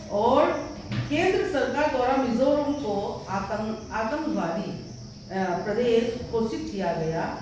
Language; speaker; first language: Hindi; non-native, local second language; Mizo